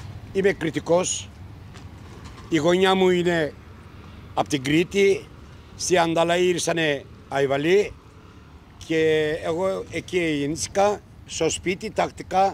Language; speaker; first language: Greek; early bilingual, heritage; Greek